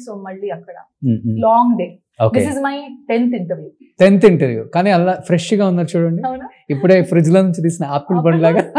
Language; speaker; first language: Telugu; non-native, learner; Tulu